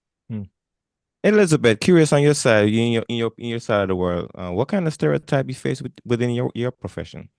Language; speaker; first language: English; non-native, fluent; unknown